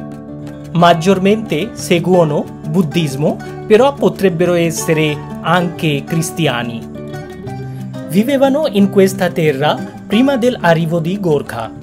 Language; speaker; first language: Italian; non-native, fluent; Bangla